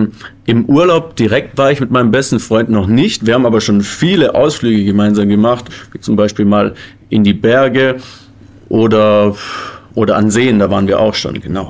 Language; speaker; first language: German; native; German